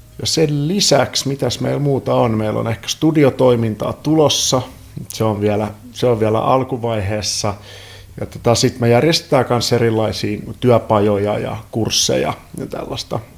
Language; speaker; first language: Finnish; native; Finnish